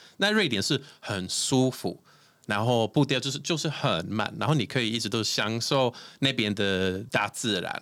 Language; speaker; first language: Chinese; non-native, fluent; Swedish